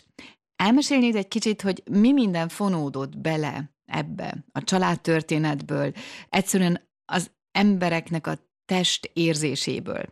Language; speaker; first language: Hungarian; native; Hungarian